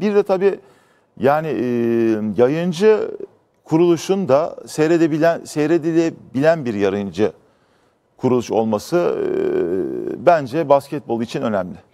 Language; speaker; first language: Turkish; native; Turkish